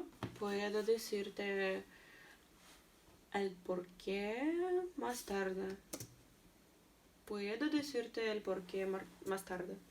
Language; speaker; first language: Spanish; non-native, learner; Russian